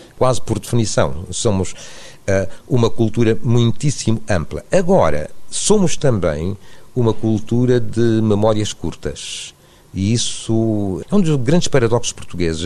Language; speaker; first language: Portuguese; native; Portuguese